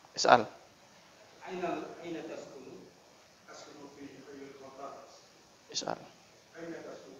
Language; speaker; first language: Arabic; non-native, fluent; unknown